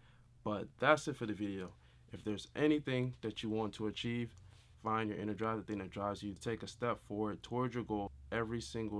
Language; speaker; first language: English; native; English